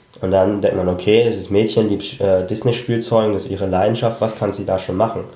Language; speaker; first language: German; early bilingual, other home language; Cantonese